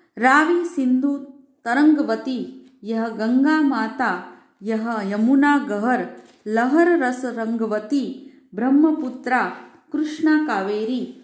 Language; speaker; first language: Hindi; non-native, local second language; Gujarati